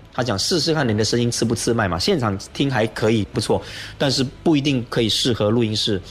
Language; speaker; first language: Chinese; native; Chinese